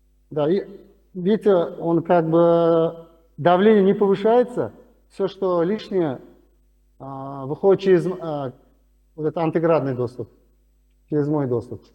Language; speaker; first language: Russian; non-native, local second language; Uzbek